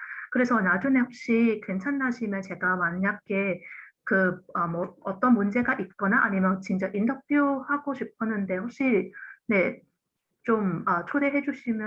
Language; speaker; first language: Korean; non-native, fluent; Cantonese